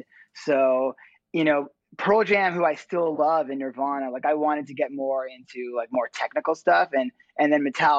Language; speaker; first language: English; native; English